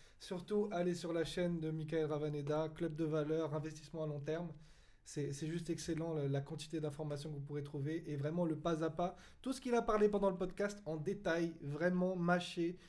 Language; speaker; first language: French; native; French